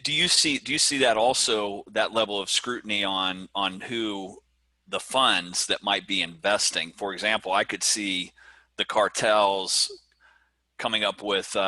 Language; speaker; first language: English; native; English